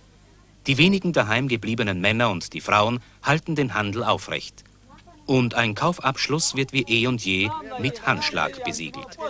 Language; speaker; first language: German; native; German